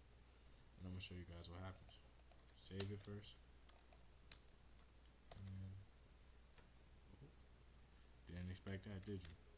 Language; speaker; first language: English; native; English